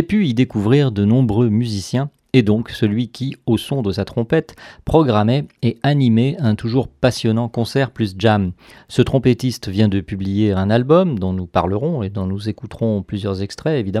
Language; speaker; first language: French; native; French